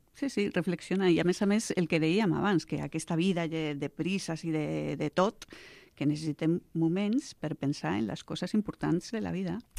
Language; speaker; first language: Catalan; non-native, local second language; Spanish